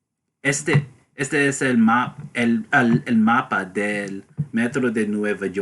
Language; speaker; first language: Spanish; non-native, learner; English